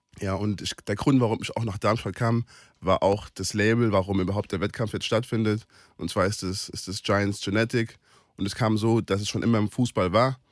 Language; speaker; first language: German; native; German